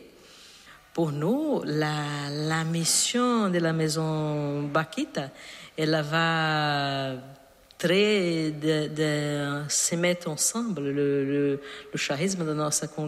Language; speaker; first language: French; non-native, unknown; Portuguese